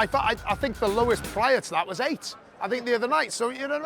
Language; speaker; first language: English; native; English